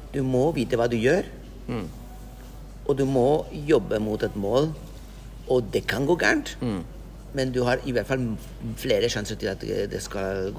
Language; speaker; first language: Norwegian; non-native, fluent; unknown